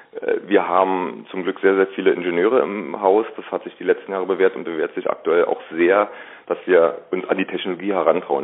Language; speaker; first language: German; native; German